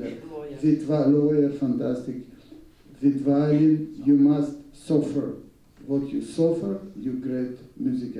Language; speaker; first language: English; non-native, learner; Russian